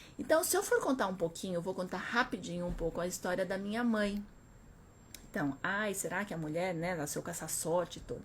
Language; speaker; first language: Portuguese; early bilingual, other home language; Korean